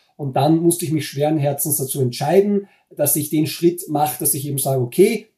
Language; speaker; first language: German; native; German